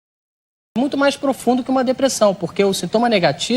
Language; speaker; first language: Portuguese; native; Portuguese